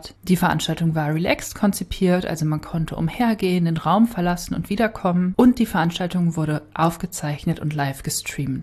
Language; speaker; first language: German; native; German